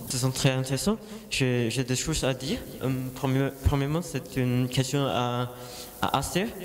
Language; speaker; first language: French; non-native, learner; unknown